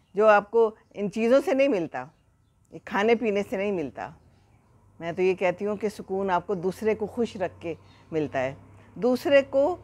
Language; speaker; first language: Urdu; native; Urdu